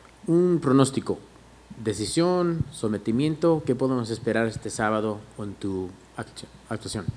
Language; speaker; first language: Spanish; native; Spanish